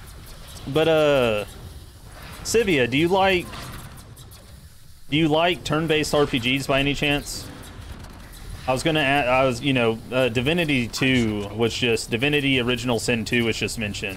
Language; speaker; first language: English; native; English